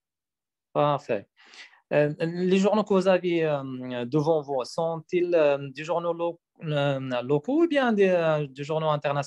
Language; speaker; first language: French; non-native, learner; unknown